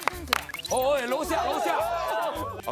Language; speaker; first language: Chinese; native; Chinese